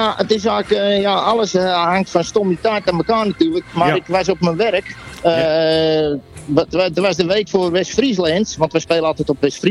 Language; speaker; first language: Dutch; native; Dutch